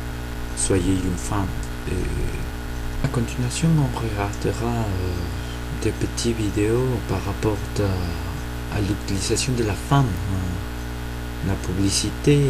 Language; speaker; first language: French; non-native, fluent; Spanish